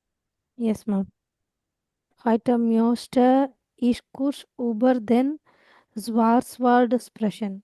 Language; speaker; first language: German; non-native, learner; Tamil